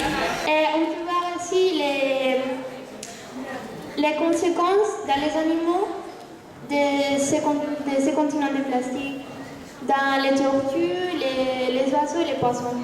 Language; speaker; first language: French; non-native, fluent; Spanish